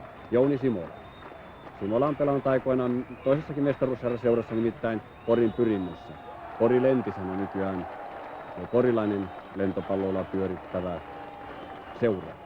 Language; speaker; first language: Finnish; native; Finnish